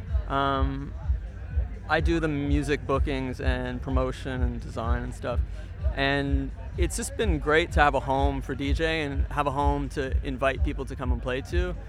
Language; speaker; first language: English; native; English